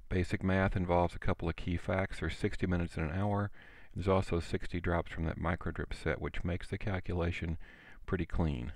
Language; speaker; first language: English; native; English